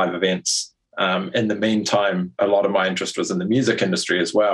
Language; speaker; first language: English; native; English